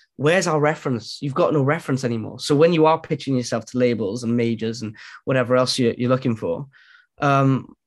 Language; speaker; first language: English; native; English